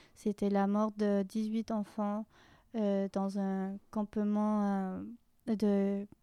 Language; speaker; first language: French; non-native, fluent; Spanish